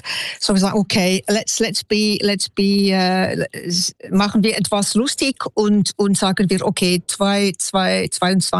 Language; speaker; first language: German; non-native, local second language; French